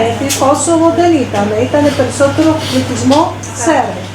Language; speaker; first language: Greek; non-native, fluent; Serbian